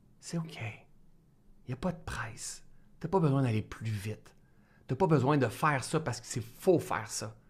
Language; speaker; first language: French; native; French